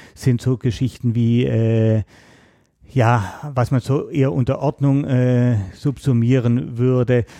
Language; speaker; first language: German; native; German